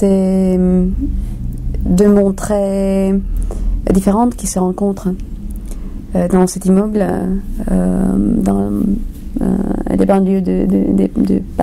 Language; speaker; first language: French; non-native, fluent; Romanian